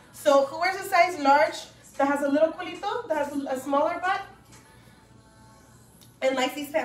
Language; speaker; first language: English; non-native, local second language; Spanish